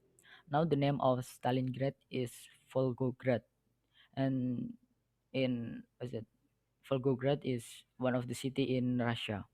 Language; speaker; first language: English; non-native, learner; Indonesian